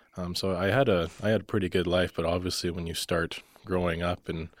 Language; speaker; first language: English; native; English